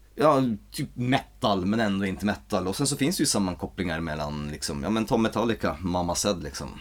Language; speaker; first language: Swedish; native; Swedish